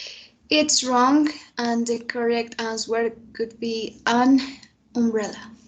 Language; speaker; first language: English; non-native, learner; Spanish